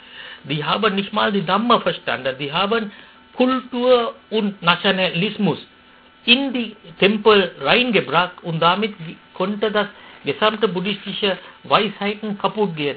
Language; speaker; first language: German; non-native, fluent; Sinhala